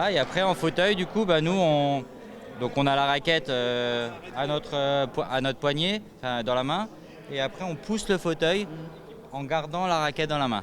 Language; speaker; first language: French; native; French